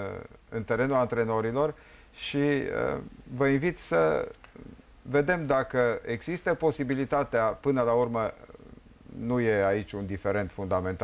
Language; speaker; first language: Romanian; native; Romanian